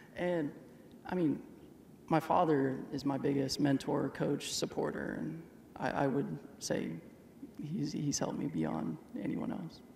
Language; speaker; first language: English; native; English